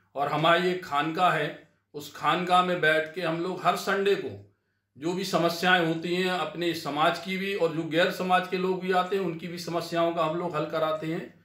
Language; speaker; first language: Hindi; native; Hindi